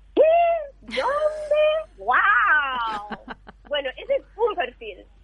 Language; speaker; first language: Spanish; non-native, fluent; English